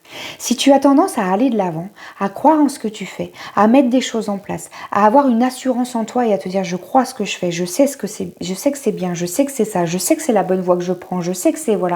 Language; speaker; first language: French; native; French